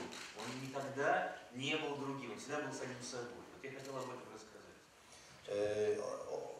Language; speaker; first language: Russian; native; Russian